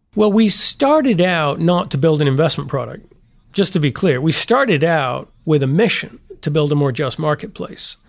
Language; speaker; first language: English; native; English